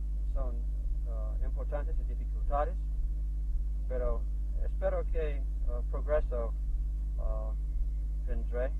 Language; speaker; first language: Spanish; non-native, learner; English